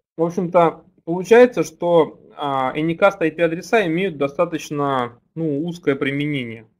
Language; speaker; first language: Russian; native; Russian